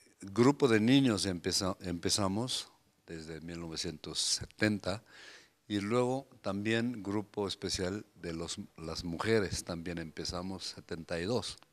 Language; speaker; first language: Spanish; non-native, fluent; Korean